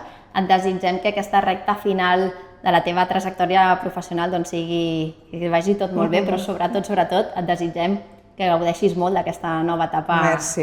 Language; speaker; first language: Catalan; native; Catalan